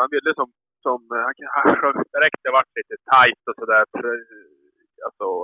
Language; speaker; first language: Swedish; native; Swedish